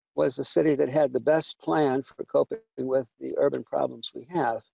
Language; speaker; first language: English; native; English